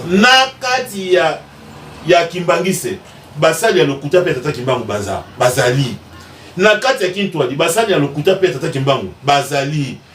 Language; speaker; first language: Lingala; non-native, local second language; Kongo